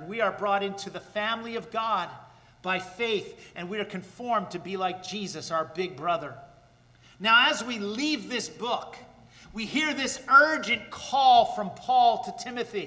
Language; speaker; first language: English; native; English